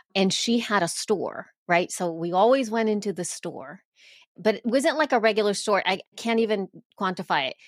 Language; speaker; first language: English; early bilingual, other home language; Spanish